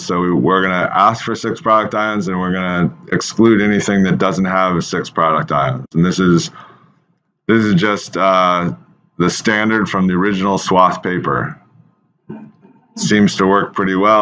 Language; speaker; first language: English; native; English